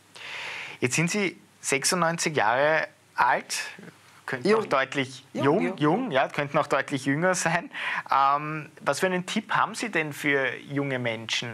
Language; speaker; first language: German; native; German